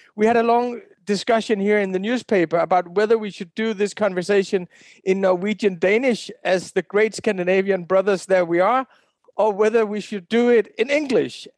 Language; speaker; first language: English; non-native, fluent; Danish